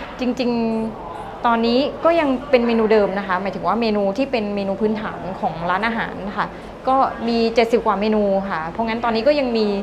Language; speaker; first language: Thai; native; Thai